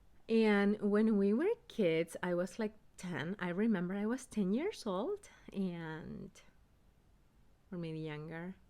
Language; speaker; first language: English; early bilingual, other home language; Spanish